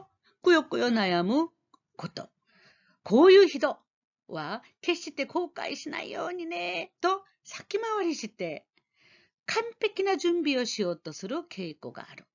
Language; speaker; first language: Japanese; non-native, fluent; Korean